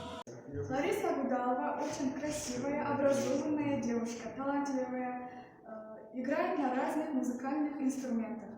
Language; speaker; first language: Russian; non-native, local second language; Kazakh